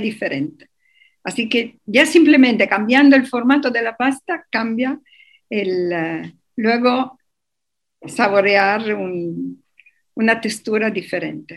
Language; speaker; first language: Spanish; non-native, fluent; Italian